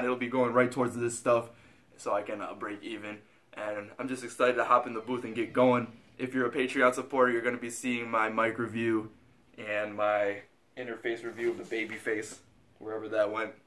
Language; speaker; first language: English; native; English